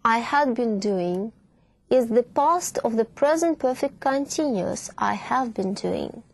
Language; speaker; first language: English; non-native, fluent; Russian